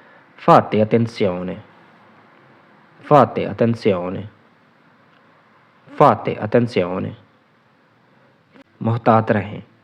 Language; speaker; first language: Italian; non-native, learner; Urdu